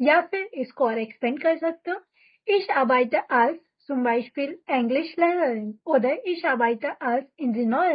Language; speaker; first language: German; non-native, fluent; Hindi